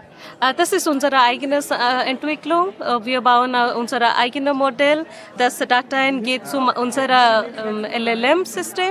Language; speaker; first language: German; non-native, learner; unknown